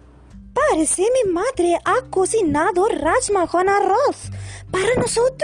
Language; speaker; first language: Spanish; non-native, learner; Hindi